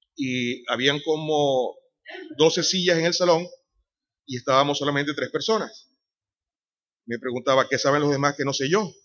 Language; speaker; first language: Spanish; native; Spanish